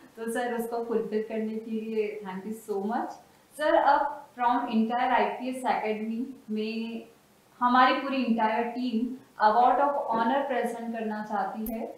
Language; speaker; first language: Hindi; native; Hindi